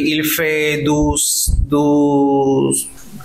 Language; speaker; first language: French; non-native, fluent; Spanish